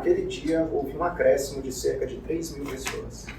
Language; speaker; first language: Portuguese; native; Portuguese